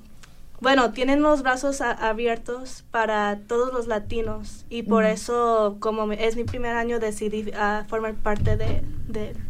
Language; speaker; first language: Spanish; early bilingual, heritage; Spanish